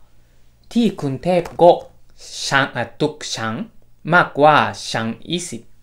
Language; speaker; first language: Thai; non-native, fluent; Japanese